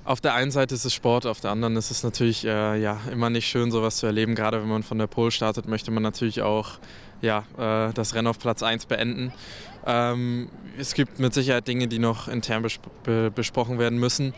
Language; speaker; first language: German; native; German